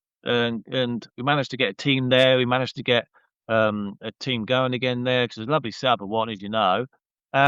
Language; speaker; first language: English; native; English